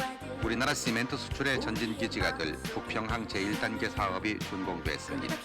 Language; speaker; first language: Korean; native; Korean